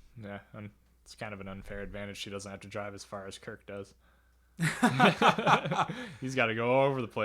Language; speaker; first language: English; native; English